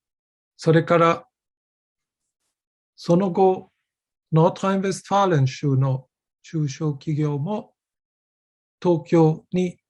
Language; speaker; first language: Japanese; non-native, fluent; German